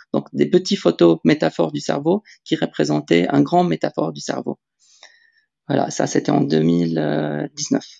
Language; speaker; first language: French; non-native, local second language; Arabic